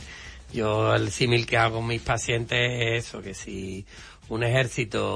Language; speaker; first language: Spanish; native; Spanish